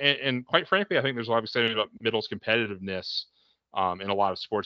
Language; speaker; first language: English; native; English